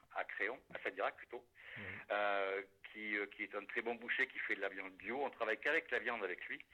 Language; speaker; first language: French; native; French